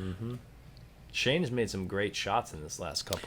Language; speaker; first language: English; native; English